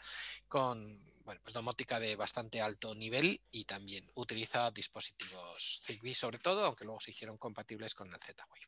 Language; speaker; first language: Spanish; native; Spanish